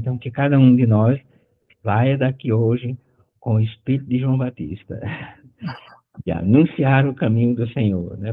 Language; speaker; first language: Portuguese; native; Portuguese